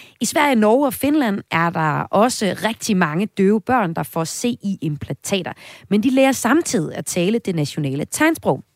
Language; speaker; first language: Danish; native; Danish